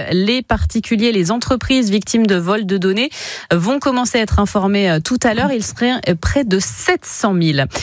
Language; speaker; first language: French; native; French